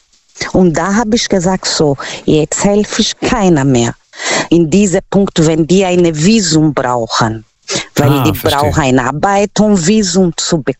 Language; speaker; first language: German; non-native, learner; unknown